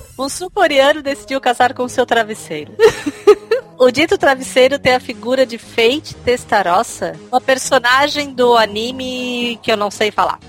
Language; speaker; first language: Portuguese; native; Portuguese